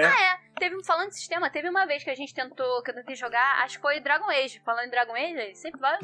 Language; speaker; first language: Portuguese; native; Portuguese